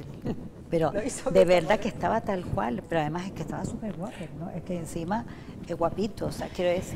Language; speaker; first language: Spanish; native; Spanish